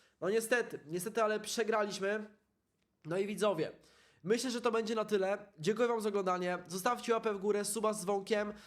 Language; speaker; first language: Polish; native; Polish